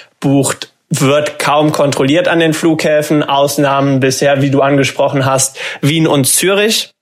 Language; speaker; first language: German; native; German